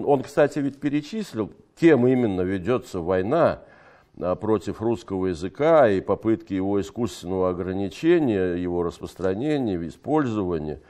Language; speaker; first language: Russian; native; Russian